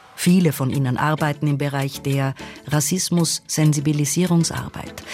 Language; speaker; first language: German; native; German